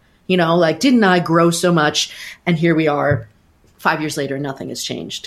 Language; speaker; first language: English; native; English